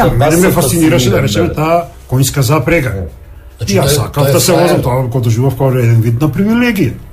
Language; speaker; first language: Macedonian; native; Macedonian